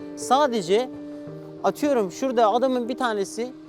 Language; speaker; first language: Turkish; non-native, local second language; Kurdish